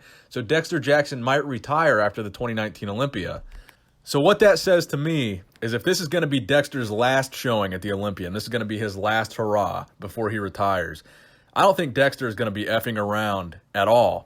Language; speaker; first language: English; native; English